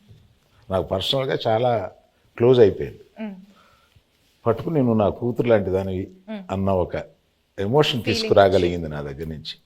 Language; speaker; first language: Telugu; native; Telugu